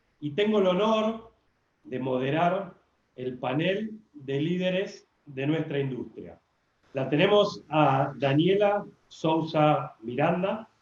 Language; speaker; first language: Spanish; native; Spanish